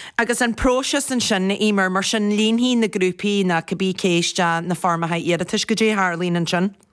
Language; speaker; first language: Irish; native; Irish